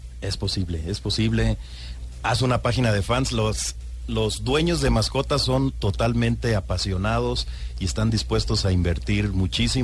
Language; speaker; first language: Spanish; native; Spanish